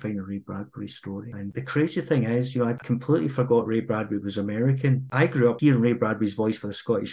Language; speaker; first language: English; native; English